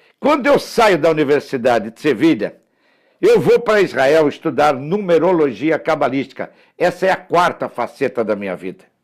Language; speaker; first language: Portuguese; early bilingual, other home language; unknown